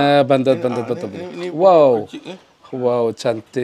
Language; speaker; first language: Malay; non-native, local second language; Javanese